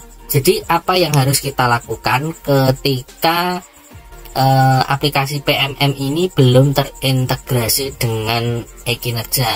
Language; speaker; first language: Indonesian; native; Indonesian